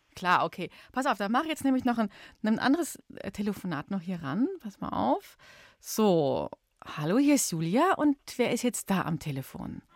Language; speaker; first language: German; native; German